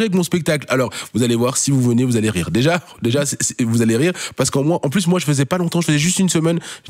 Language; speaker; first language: French; native; French